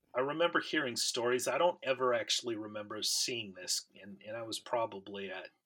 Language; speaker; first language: English; native; English